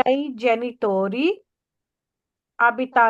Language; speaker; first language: Italian; non-native, learner; Urdu